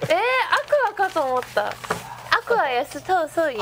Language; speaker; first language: Japanese; non-native, learner; Chinese